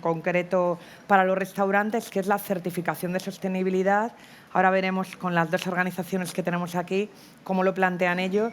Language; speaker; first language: Spanish; native; Spanish